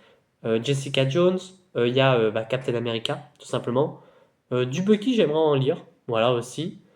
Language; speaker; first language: French; native; French